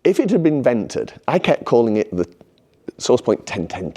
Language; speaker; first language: English; native; English